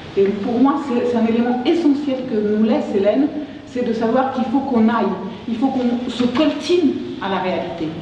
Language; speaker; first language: French; non-native, fluent; Portuguese